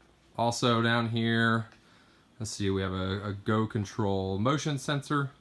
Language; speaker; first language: English; native; English